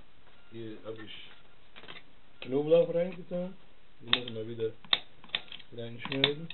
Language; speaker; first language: German; non-native, fluent; Italian